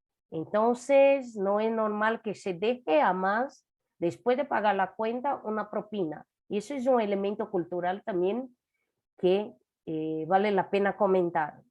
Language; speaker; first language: Spanish; non-native, fluent; Portuguese